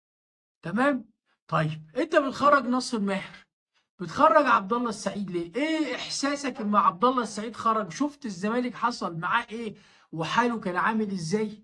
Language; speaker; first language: Arabic; native; Arabic